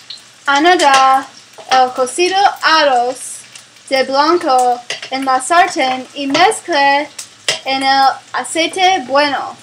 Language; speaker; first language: Spanish; non-native, learner; English